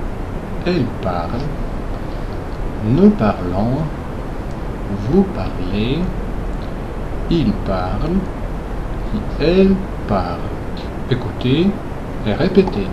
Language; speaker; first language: French; non-native, fluent; Russian